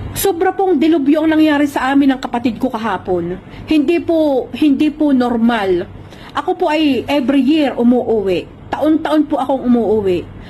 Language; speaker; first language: Filipino; native; Filipino